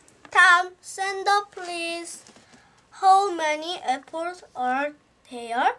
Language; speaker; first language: English; non-native, learner; Korean